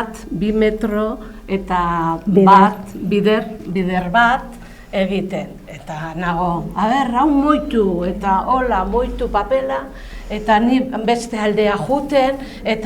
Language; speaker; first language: Basque; non-native, local second language; Spanish